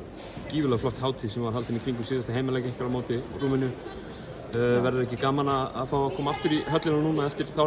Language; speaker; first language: Icelandic; native; Icelandic